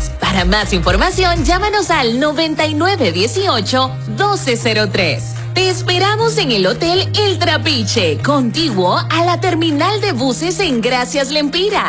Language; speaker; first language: Spanish; native; Spanish